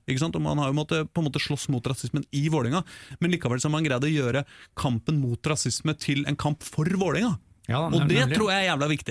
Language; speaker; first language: Norwegian; native; Norwegian